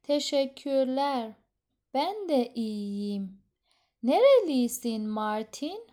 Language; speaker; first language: Turkish; non-native, fluent; Persian